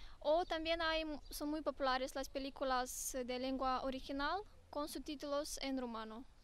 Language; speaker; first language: Spanish; non-native, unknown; Romanian